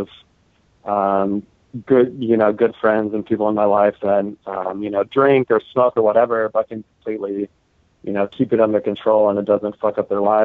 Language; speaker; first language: English; native; English